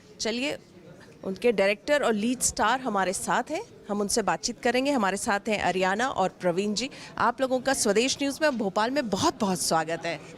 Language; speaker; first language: Hindi; native; Hindi